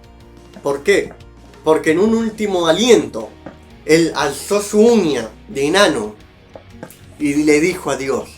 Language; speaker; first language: Spanish; native; Spanish